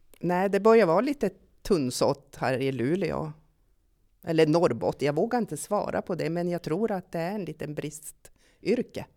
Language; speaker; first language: Swedish; native; Swedish